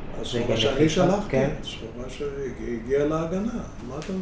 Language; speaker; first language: Hebrew; non-native, fluent; Spanish